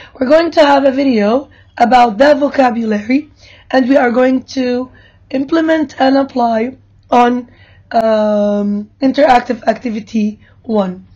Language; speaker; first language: English; non-native, fluent; Arabic